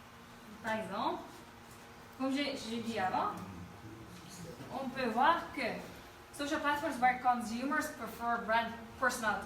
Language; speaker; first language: French; non-native, fluent; Dutch